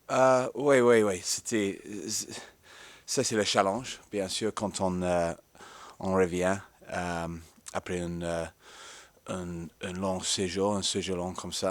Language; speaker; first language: French; non-native, fluent; English